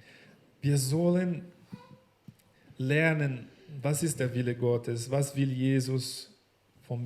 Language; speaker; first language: German; non-native, learner; Portuguese